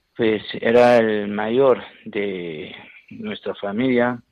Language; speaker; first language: Spanish; non-native, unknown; Syriac